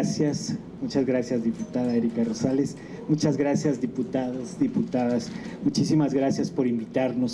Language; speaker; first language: Spanish; native; Spanish